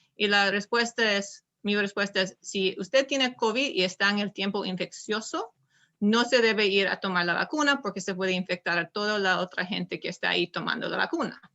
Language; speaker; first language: Spanish; non-native, learner; English